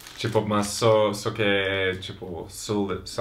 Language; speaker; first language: Portuguese; non-native, fluent; English